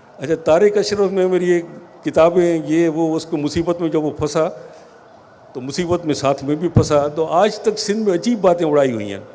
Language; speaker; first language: Urdu; non-native, local second language; Sindhi